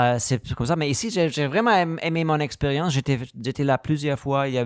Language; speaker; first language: French; non-native, learner; German